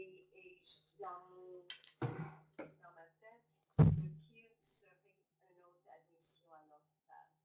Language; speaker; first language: French; non-native, local second language; English